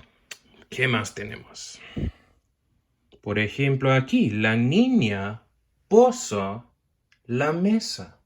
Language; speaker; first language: Spanish; non-native, fluent; English